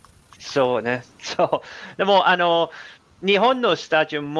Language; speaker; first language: Japanese; non-native, learner; English